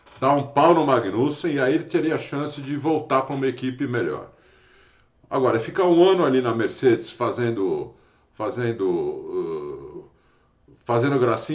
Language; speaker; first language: Portuguese; native; Portuguese